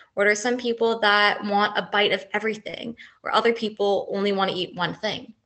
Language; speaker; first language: English; native; English